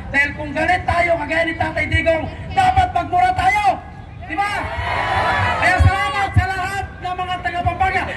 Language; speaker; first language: Filipino; native; Filipino